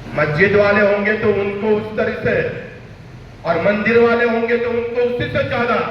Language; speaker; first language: Hindi; non-native, local second language; Marathi